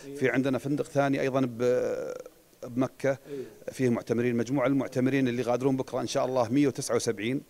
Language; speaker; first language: Arabic; native; Arabic